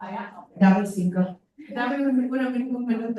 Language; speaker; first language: Spanish; early bilingual, heritage; Spanish